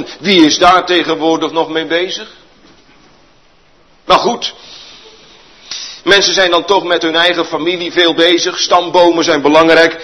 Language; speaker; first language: Dutch; native; Dutch